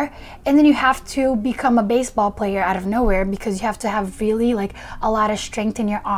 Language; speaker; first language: English; early bilingual, other home language; Portuguese